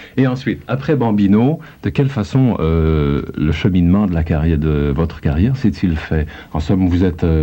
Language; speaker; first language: French; native; French